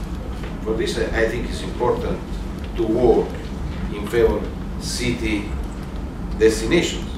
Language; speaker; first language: English; non-native, learner; Italian